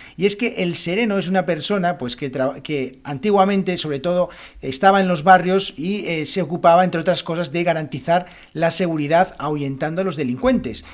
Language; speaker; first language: Spanish; native; Spanish